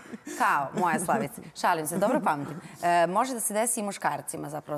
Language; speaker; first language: Serbian; native; Serbian